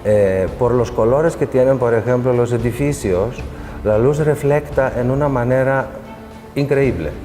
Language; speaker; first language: Spanish; non-native, fluent; Greek